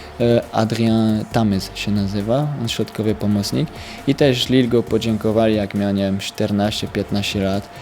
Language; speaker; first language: Polish; early bilingual, heritage; French